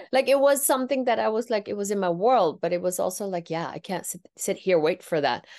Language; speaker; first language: English; non-native, fluent; Tamil